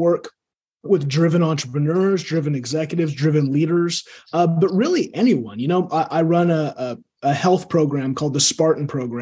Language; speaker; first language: English; native; English